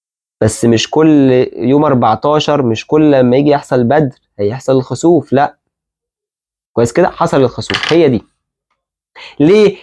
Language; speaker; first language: Arabic; native; Arabic